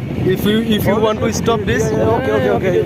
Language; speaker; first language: English; non-native, local second language; Hindi